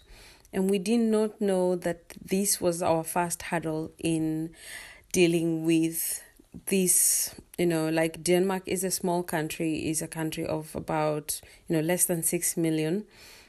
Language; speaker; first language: English; non-native, local second language; Kikuyu